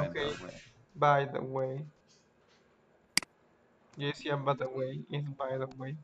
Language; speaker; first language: English; non-native, learner; Spanish